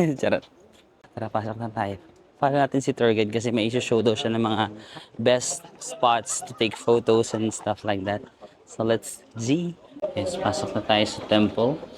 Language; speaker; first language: Filipino; non-native, local second language; Cebuano